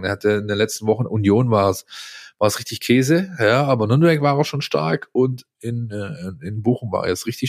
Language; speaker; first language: German; native; German